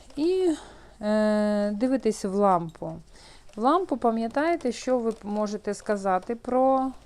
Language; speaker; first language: Ukrainian; non-native, local second language; Russian